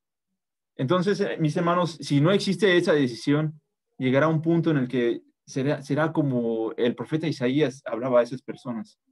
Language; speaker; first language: Spanish; native; Spanish